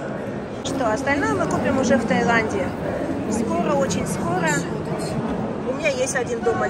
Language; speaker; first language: Russian; native; Russian